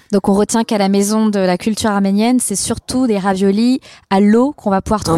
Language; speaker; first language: French; native; French